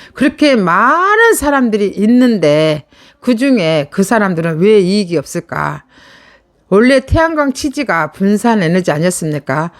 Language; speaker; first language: Korean; native; Korean